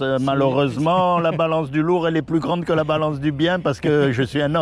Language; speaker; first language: French; native; French